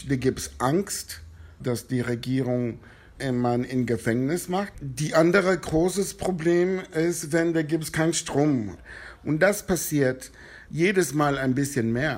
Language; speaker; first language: German; non-native, fluent; Spanish